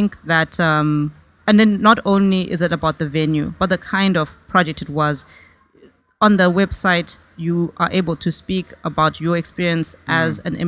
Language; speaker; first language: English; native; English